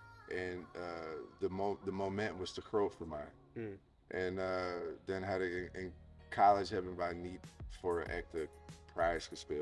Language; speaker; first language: Dutch; non-native, fluent; English